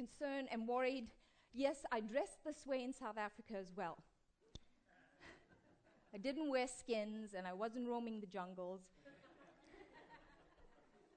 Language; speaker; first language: English; native; English